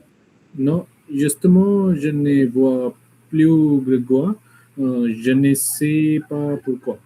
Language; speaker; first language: French; non-native, learner; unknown